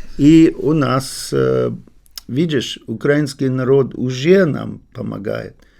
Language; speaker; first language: Russian; non-native, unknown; English